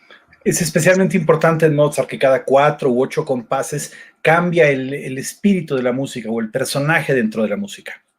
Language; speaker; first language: Spanish; native; Spanish